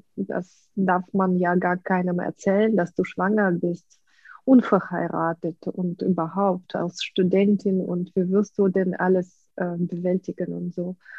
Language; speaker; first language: German; non-native, fluent; Russian